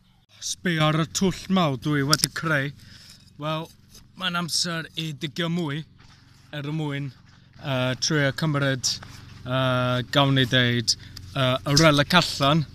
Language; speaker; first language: Welsh; non-native, learner; English